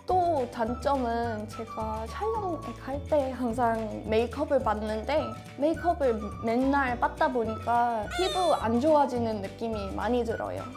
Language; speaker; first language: Korean; non-native, fluent; English